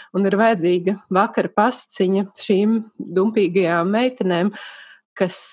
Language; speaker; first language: Latvian; native; Latvian